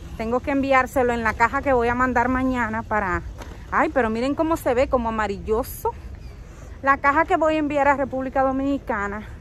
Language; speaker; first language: Spanish; native; Spanish